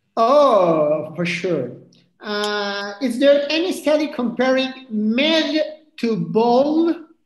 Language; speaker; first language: English; non-native, fluent; Spanish